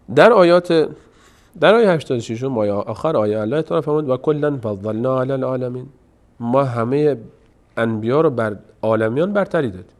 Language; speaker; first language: Persian; native; Persian